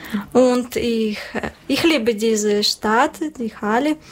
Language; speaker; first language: German; non-native, learner; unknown